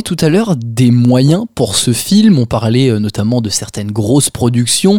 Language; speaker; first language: French; native; French